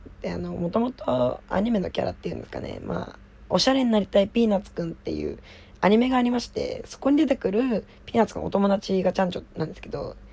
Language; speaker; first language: Japanese; native; Japanese